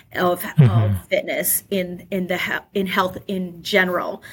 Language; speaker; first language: English; native; English